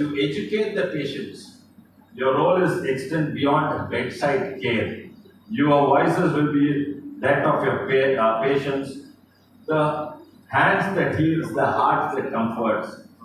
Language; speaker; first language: English; non-native, local second language; Telugu